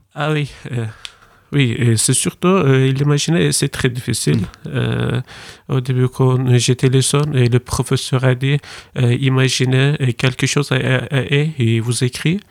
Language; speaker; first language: French; non-native, learner; Turkish